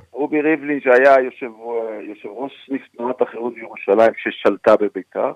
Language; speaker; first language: Hebrew; native; Hebrew